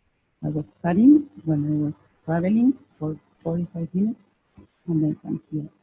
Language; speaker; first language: English; non-native, fluent; Spanish